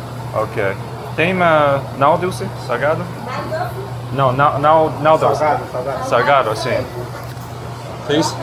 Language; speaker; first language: Portuguese; non-native, learner; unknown